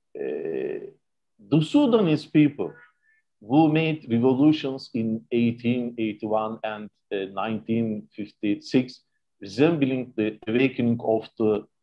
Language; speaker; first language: English; non-native, fluent; Turkish